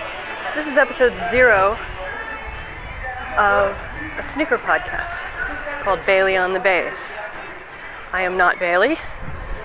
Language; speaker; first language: English; native; English